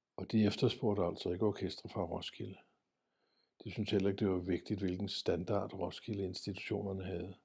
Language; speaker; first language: Danish; native; Danish